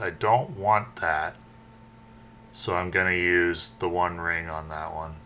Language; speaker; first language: English; native; English